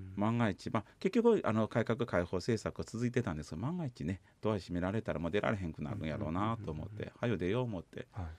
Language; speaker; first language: Japanese; non-native, fluent; Chinese